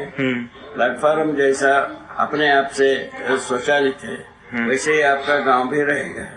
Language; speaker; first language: Hindi; non-native, local second language; Kannada